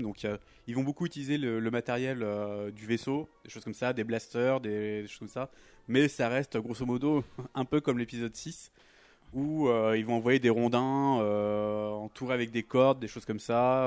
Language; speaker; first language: French; native; French